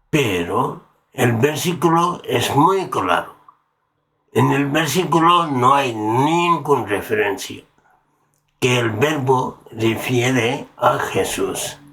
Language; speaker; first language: Spanish; non-native, learner; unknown